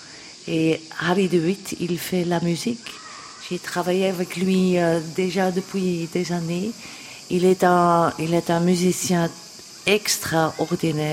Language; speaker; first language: French; non-native, local second language; Dutch